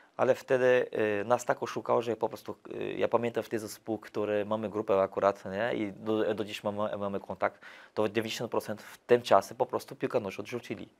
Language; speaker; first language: Polish; non-native, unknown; Portuguese